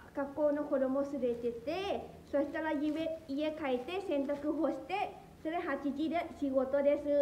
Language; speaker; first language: Japanese; non-native, learner; Lao